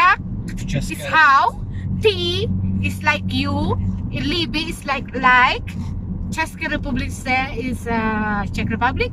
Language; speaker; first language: English; non-native, local second language; Filipino